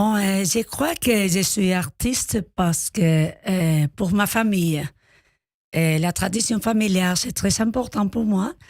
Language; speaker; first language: French; non-native, learner; Spanish